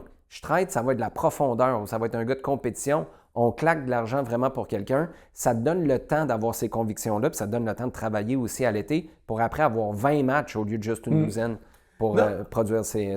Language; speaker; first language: French; native; French